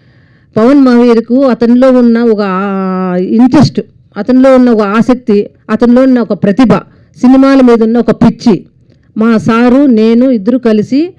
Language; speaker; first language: Telugu; native; Telugu